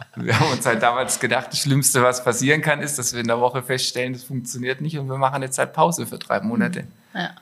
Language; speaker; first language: German; native; German